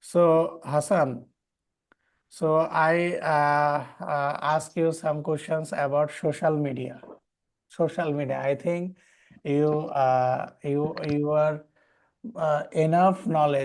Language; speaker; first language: English; non-native, learner; Bangla